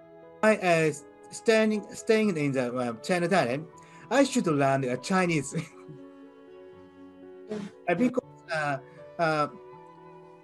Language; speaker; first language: English; non-native, learner; Japanese